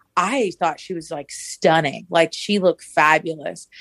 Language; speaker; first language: English; native; English